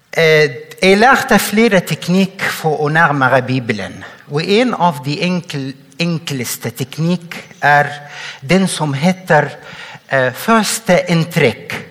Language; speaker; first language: Norwegian; non-native, fluent; Arabic